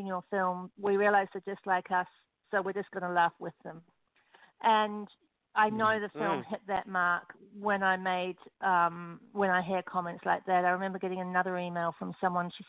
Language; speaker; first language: English; native; English